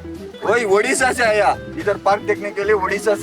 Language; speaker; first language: Hindi; non-native, local second language; Kannada